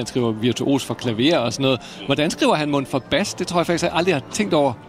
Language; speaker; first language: Danish; native; Danish